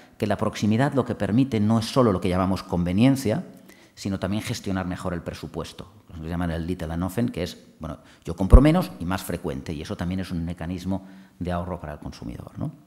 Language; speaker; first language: Spanish; non-native, local second language; Catalan